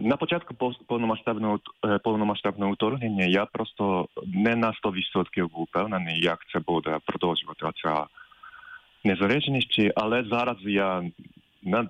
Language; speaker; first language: Ukrainian; non-native, fluent; Japanese